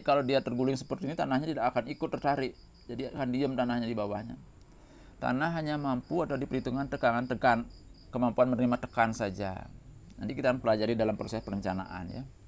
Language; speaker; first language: Indonesian; native; Indonesian